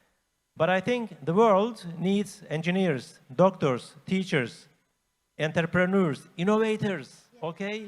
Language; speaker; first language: English; non-native, fluent; Turkish